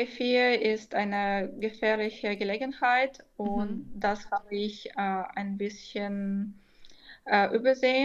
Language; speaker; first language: German; non-native, fluent; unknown